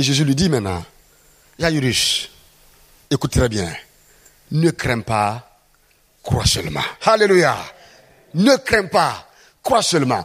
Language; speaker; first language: French; non-native, local second language; Mossi